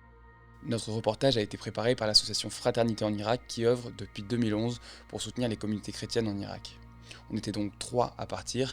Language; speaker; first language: French; native; French